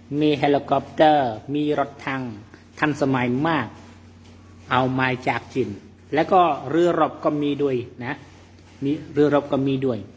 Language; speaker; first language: Thai; non-native, learner; Khmer